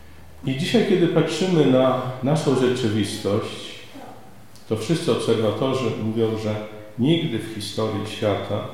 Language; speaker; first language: Polish; native; Polish